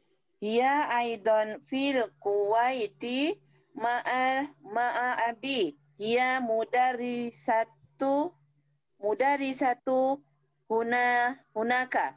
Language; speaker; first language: Arabic; non-native, learner; Malay